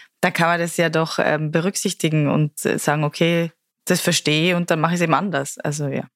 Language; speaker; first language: German; native; German